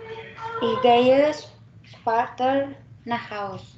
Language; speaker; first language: German; non-native, learner; Indonesian